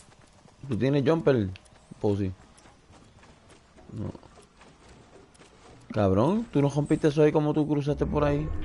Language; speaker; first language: Spanish; native; Spanish